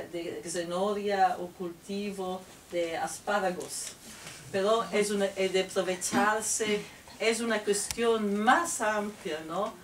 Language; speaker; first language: Spanish; non-native, fluent; Italian